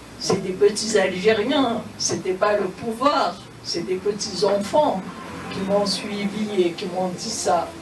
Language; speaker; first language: French; non-native, local second language; Kabyle